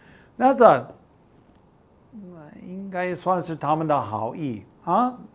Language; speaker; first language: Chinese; non-native, fluent; English